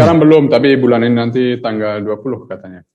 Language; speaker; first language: Indonesian; early bilingual, heritage; German